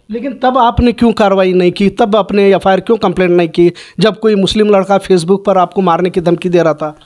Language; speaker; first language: Hindi; non-native, local second language; Urdu